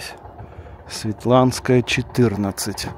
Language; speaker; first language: Russian; native; Russian